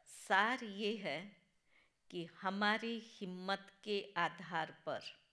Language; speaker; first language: Hindi; non-native, local second language; Gujarati